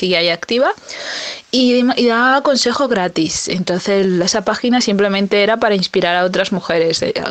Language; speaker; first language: Spanish; native; Spanish